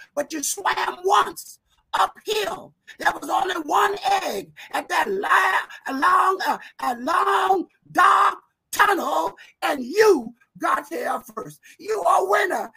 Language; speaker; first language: English; native; English